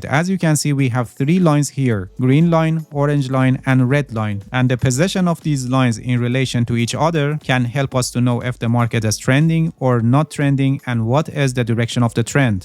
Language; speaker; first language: English; non-native, fluent; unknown